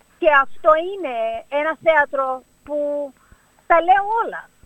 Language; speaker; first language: Greek; early bilingual, heritage; Greek